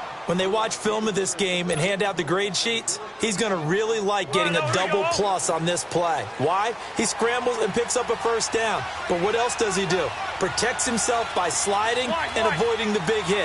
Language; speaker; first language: English; native; English